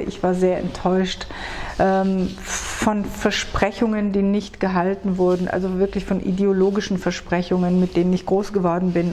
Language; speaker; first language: German; early bilingual, other home language; Hebrew